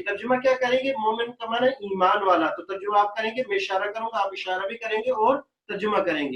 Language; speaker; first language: Urdu; native; Urdu